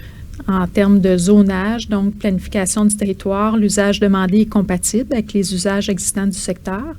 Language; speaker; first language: French; native; French